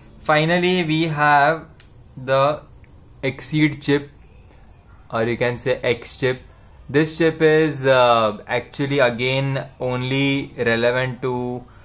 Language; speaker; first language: English; non-native, local second language; Hindi